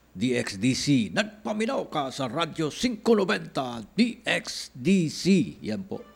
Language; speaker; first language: Filipino; non-native, local second language; Cebuano